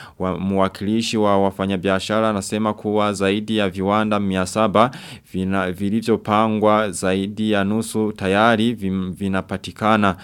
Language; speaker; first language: Swahili; non-native, local second language; Rundi